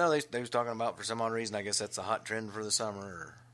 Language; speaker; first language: English; native; English